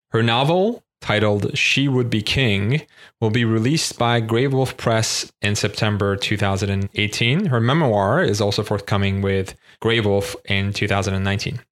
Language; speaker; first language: English; non-native, fluent; Turkish